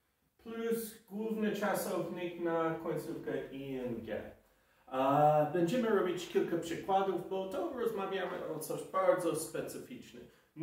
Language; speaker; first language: Polish; non-native, fluent; English